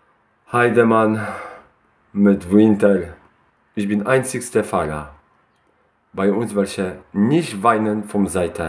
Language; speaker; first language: German; non-native, learner; Polish